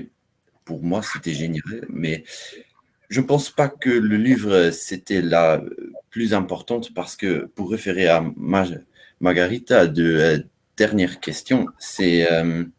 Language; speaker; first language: French; non-native, learner; German